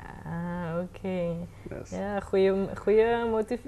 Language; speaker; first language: Dutch; non-native, local second language; Papiamento